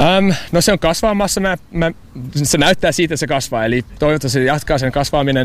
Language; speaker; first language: Finnish; non-native, fluent; English